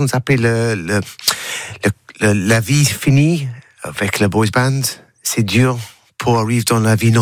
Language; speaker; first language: French; non-native, learner; English